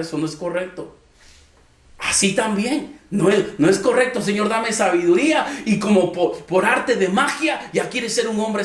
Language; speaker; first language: Spanish; native; Spanish